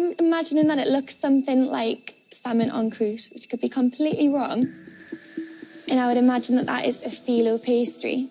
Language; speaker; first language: English; native; English